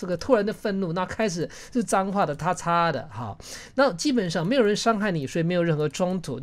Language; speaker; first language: Chinese; native; Chinese